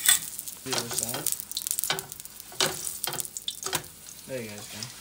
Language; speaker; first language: English; early bilingual, other home language; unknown